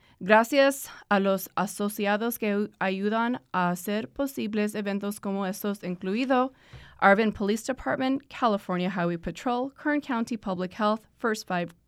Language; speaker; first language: Spanish; non-native, learner; English